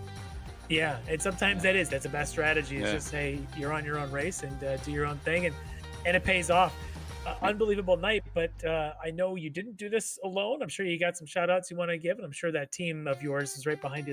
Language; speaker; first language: English; native; English